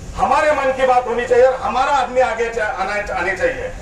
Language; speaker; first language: Hindi; non-native, local second language; Marathi